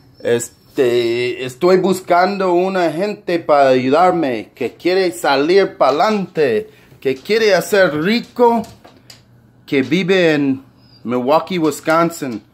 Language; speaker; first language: Spanish; early bilingual, heritage; Spanish